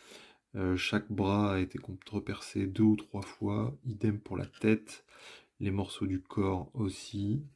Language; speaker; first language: French; native; French